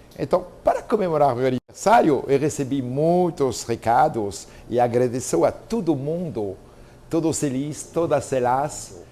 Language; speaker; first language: Portuguese; non-native, fluent; French